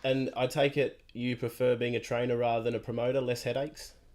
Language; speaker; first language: English; native; English